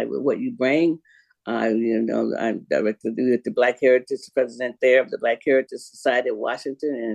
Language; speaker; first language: English; native; English